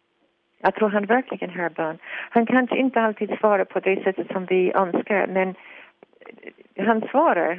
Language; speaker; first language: Swedish; non-native, fluent; English